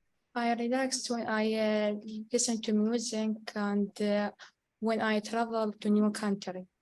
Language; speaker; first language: English; non-native, learner; Arabic